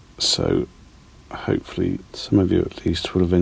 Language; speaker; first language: English; native; English